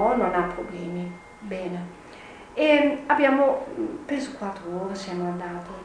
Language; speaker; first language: Italian; non-native, fluent; German